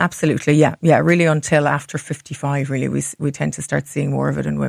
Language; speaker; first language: English; native; English